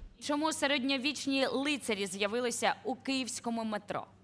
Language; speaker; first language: Ukrainian; native; Ukrainian